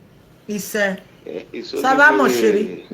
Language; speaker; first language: French; non-native, learner; Bini